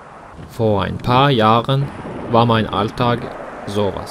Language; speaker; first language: German; non-native, learner; Norwegian